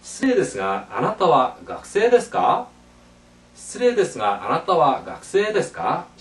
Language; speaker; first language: Japanese; non-native, fluent; Korean